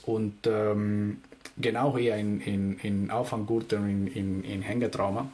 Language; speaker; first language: German; non-native, fluent; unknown